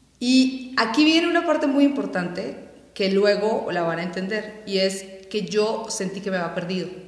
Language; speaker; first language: Spanish; native; Spanish